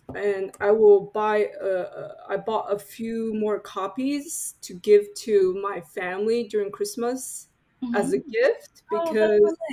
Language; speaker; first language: English; non-native, fluent; Chinese